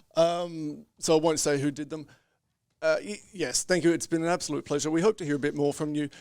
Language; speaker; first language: English; native; English